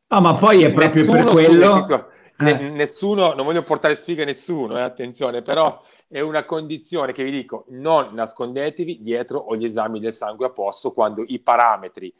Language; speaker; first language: Italian; native; Italian